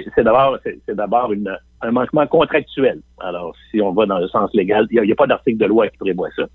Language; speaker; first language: French; native; French